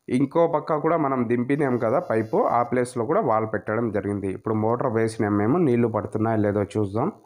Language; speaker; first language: Telugu; native; Telugu